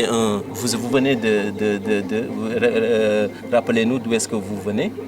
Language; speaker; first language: French; non-native, local second language; Wolof